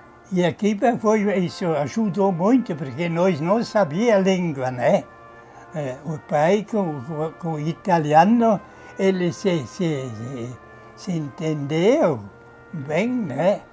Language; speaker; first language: Portuguese; non-native, fluent; German